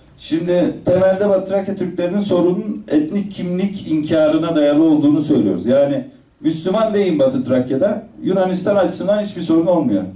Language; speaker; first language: Turkish; native; Turkish